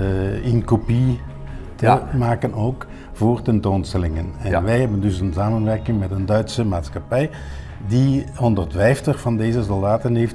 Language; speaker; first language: Dutch; non-native, local second language; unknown